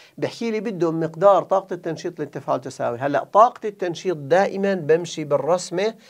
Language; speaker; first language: Arabic; native; Arabic